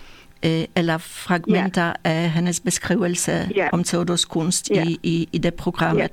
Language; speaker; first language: Danish; non-native, fluent; Polish